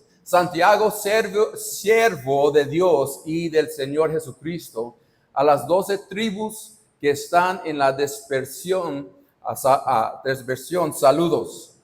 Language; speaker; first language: Spanish; non-native, fluent; English